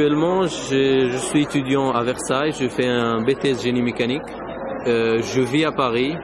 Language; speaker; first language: French; non-native, fluent; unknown